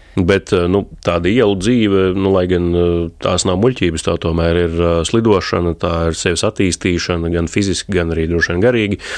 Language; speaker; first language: Latvian; native; Latvian